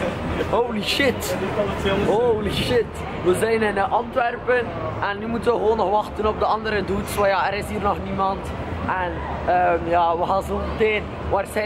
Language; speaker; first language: Dutch; native; Dutch